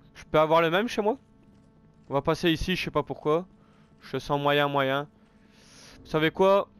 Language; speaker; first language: French; native; French